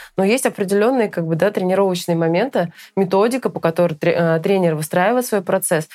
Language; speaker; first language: Russian; native; Russian